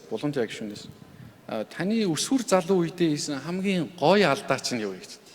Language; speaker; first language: Mongolian; native; Mongolian